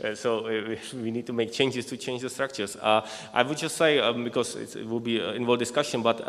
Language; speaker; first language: English; non-native, fluent; Czech